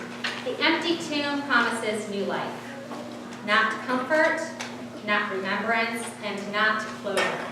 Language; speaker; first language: English; native; English